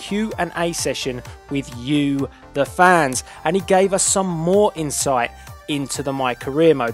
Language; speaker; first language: English; native; English